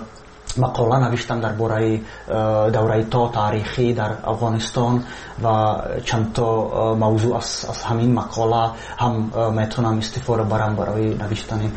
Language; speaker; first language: Tajik; non-native, fluent; Czech